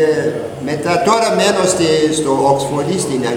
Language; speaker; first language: Greek; non-native, learner; English